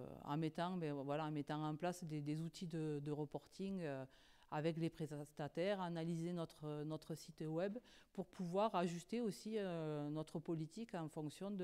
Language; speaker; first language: French; native; French